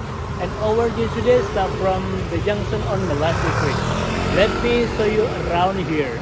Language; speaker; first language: English; non-native, fluent; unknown